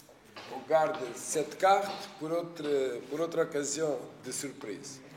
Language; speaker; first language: French; non-native, fluent; Portuguese